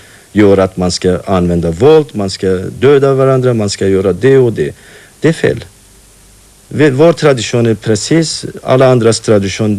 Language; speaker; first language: Swedish; non-native, fluent; Kurdish